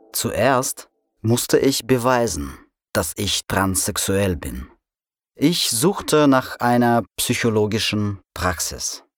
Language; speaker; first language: German; non-native, fluent; Russian